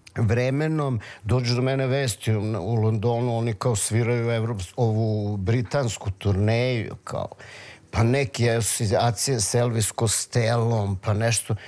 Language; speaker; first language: Serbian; early bilingual, heritage; Serbian